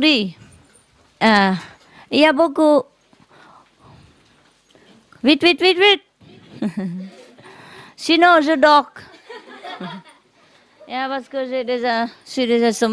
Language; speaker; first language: French; non-native, learner; Vietnamese